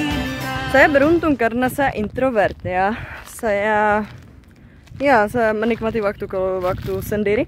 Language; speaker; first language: Indonesian; non-native, fluent; Czech